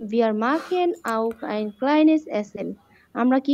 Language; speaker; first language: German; non-native, learner; Bangla